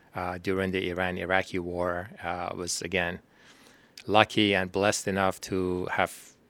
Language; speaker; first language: English; non-native, fluent; Persian